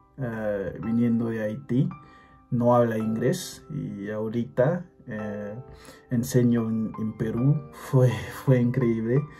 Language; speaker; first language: Spanish; non-native, fluent; Haitian Creole